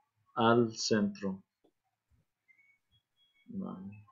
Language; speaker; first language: Spanish; non-native, fluent; Arabic